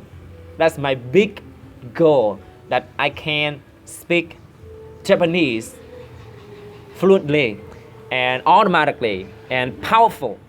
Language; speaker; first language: English; non-native, learner; Vietnamese